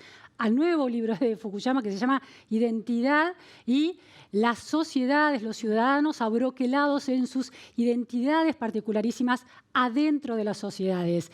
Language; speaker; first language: Spanish; native; Spanish